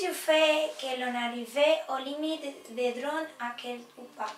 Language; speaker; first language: French; non-native, learner; English